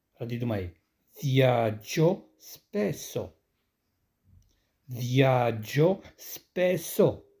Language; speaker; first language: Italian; non-native, fluent; Arabic